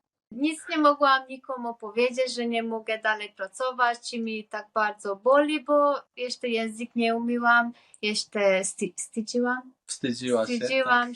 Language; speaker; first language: Polish; non-native, learner; Hungarian